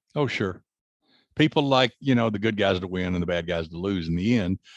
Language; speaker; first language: English; native; English